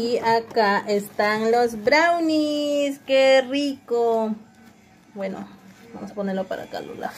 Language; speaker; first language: Spanish; native; Spanish